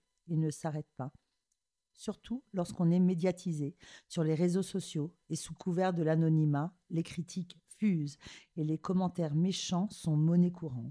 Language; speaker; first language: French; native; French